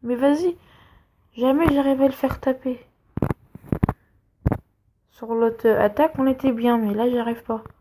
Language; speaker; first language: French; native; French